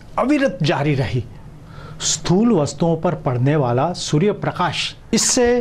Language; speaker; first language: Hindi; non-native, local second language; Marathi